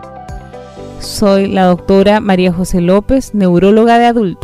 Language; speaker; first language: Spanish; native; Spanish